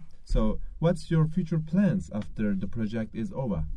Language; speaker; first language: English; non-native, learner; Lithuanian